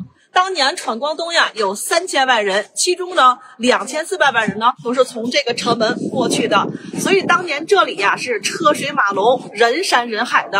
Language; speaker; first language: Chinese; native; Chinese